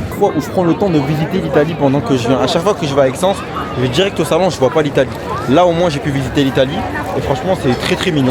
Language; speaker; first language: French; native; French